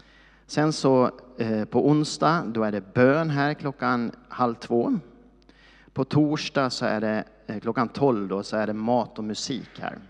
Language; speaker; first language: Swedish; native; Swedish